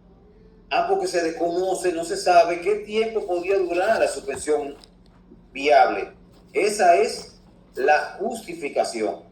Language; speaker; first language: Spanish; native; Spanish